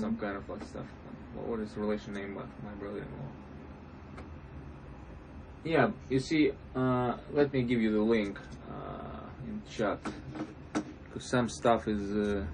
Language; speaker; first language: English; non-native, fluent; Russian